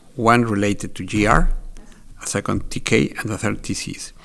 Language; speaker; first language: English; non-native, fluent; Spanish